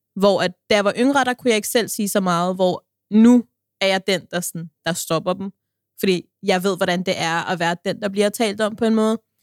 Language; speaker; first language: Danish; early bilingual, other home language; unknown